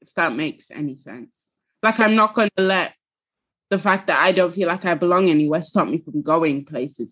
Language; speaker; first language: English; early bilingual, other home language; Ga